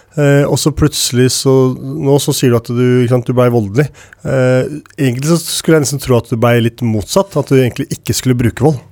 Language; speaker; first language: Norwegian; native; Norwegian